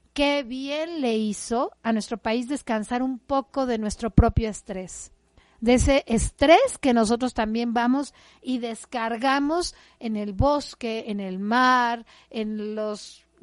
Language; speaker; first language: Spanish; native; Spanish